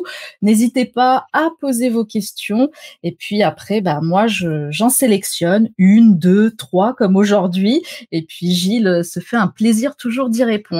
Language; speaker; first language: French; native; French